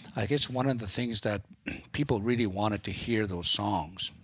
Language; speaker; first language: English; native; English